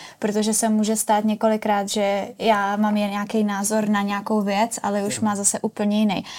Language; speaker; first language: Czech; native; Czech